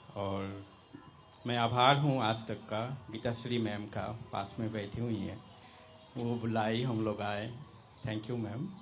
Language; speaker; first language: Hindi; non-native, local second language; Assamese